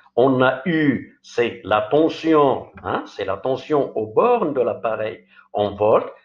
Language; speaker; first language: French; non-native, local second language; Arabic